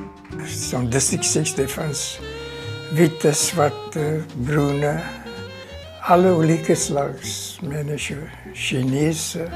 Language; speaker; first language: Swedish; non-native, fluent; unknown